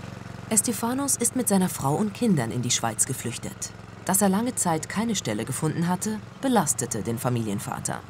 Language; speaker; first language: German; native; German